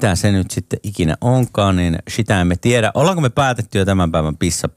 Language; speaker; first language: Finnish; native; Finnish